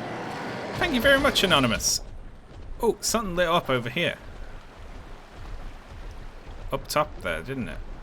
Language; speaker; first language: English; native; English